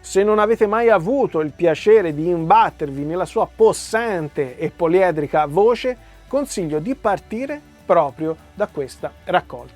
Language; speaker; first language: Italian; native; Italian